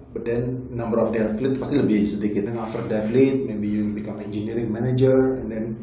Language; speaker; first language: English; non-native, fluent; Indonesian